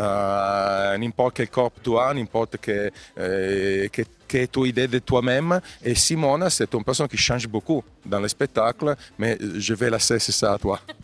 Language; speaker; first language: French; non-native, fluent; Italian